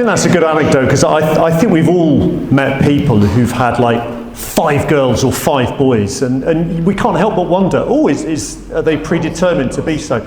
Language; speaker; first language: English; native; English